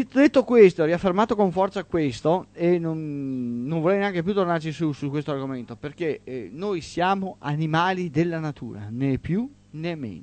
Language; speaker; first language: Italian; native; Italian